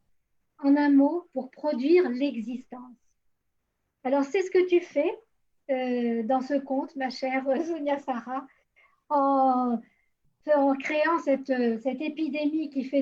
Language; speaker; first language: French; native; French